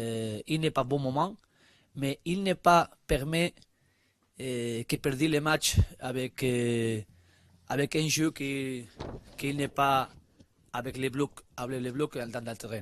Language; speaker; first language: French; non-native, learner; Spanish